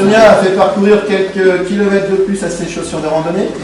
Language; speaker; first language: French; native; French